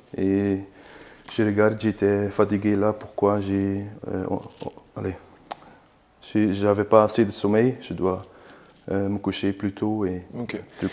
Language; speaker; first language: French; non-native, learner; Dutch